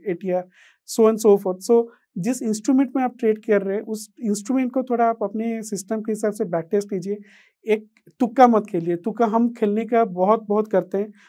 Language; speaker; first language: Hindi; non-native, local second language; Odia